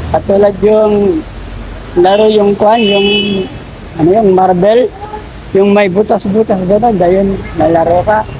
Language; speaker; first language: Filipino; non-native, local second language; Iloko